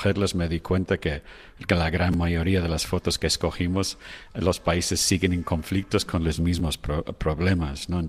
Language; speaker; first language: Spanish; non-native, fluent; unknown